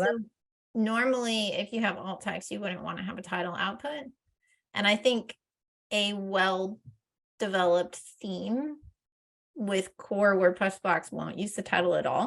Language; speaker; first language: English; native; English